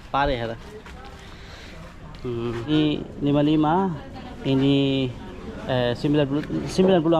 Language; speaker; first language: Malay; non-native, learner; Bangla